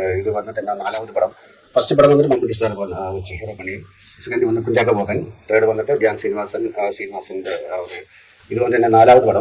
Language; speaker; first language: Tamil; non-native, learner; Malayalam